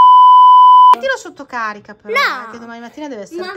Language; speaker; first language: Italian; native; Italian